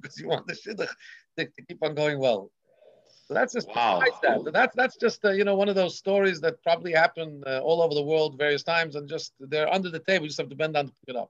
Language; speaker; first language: English; native; English